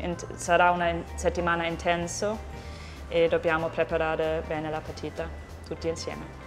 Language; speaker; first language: Italian; non-native, fluent; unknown